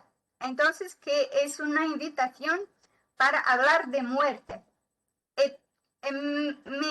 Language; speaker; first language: Spanish; non-native, learner; Portuguese